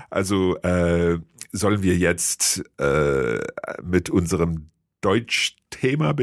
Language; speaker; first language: German; non-native, fluent; English